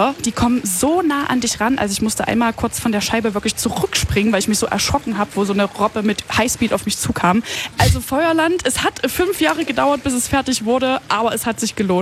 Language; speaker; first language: German; native; German